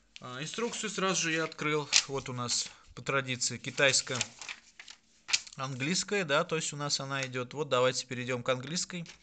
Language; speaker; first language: Russian; native; Russian